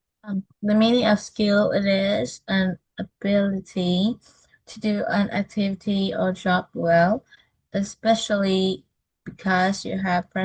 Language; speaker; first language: English; non-native, learner; Vietnamese